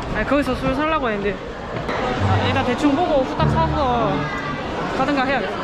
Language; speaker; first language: Korean; native; Korean